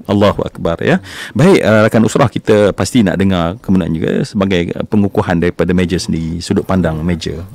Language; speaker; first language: Malay; native; Malay